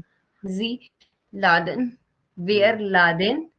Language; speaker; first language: German; non-native, learner; Hindi